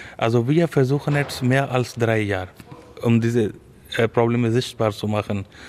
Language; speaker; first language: German; non-native, learner; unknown